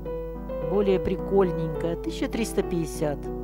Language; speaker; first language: Russian; native; Russian